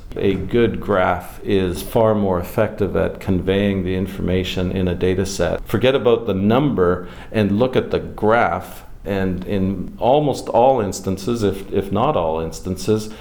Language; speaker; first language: English; native; English